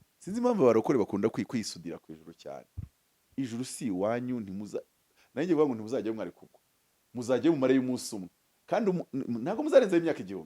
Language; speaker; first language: Kinyarwanda; early bilingual, heritage; Kinyarwanda